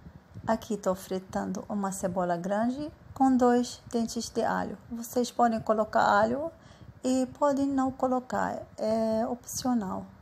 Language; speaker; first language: Portuguese; non-native, fluent; Arabic